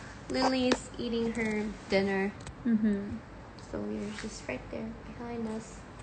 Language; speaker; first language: English; non-native, fluent; Thai